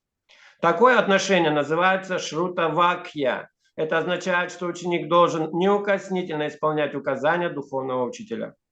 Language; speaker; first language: Russian; native; Russian